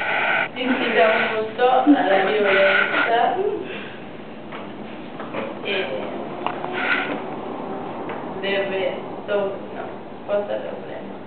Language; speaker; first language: Italian; non-native, learner; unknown